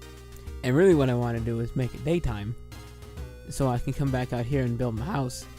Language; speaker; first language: English; native; English